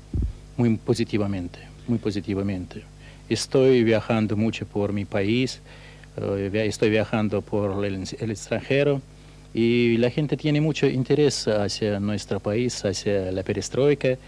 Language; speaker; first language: Spanish; non-native, fluent; Russian